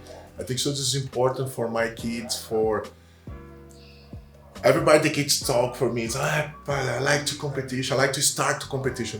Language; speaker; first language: English; non-native, learner; Portuguese